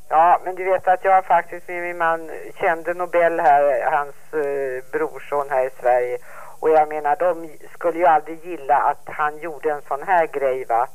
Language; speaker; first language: Swedish; native; Swedish